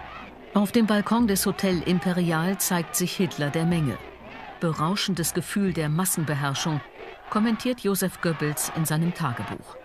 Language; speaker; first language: German; native; German